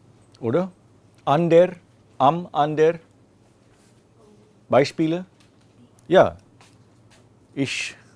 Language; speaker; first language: German; non-native, fluent; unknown